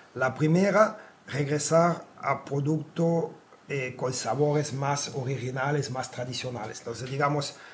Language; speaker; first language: Spanish; non-native, fluent; French